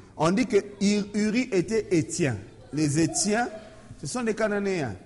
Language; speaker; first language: French; non-native, local second language; Lingala